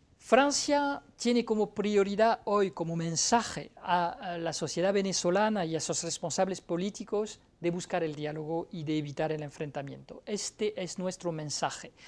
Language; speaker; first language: Spanish; non-native, fluent; French